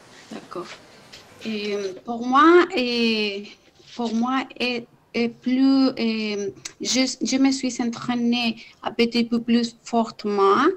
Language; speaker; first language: French; non-native, learner; Spanish